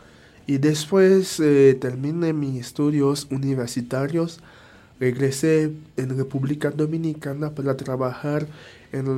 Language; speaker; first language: Spanish; non-native, fluent; Haitian Creole